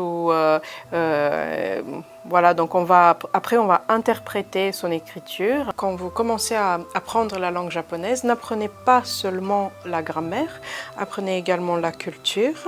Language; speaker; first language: French; early bilingual, other home language; Romanian